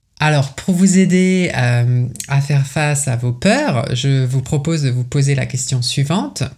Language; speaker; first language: French; native; French